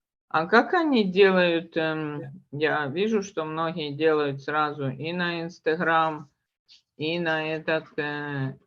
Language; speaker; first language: Russian; native; Russian